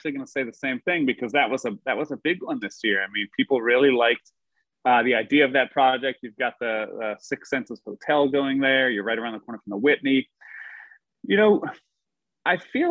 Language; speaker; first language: English; native; English